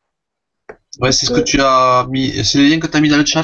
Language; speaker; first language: French; native; French